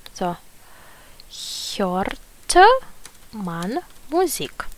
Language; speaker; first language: German; non-native, learner; Ukrainian